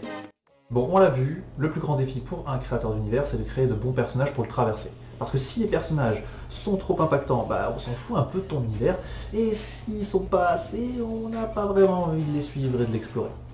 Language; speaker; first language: French; native; French